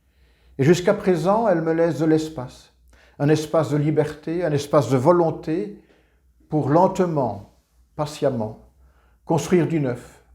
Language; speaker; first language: French; native; French